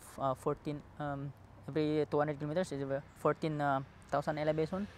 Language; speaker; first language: English; non-native, learner; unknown